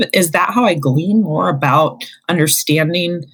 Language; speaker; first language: English; native; English